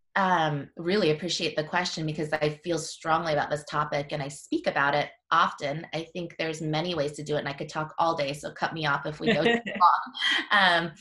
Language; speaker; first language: English; native; English